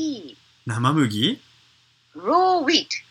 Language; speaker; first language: English; non-native, learner; Japanese